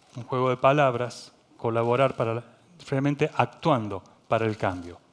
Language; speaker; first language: Spanish; native; Spanish